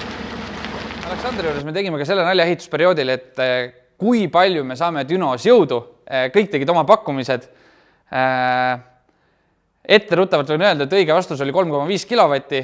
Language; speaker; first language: Estonian; native; Estonian